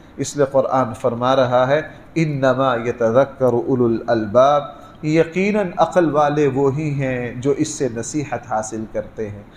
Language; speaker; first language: Urdu; non-native, local second language; Punjabi